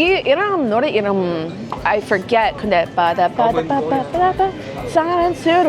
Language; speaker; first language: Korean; non-native, learner; English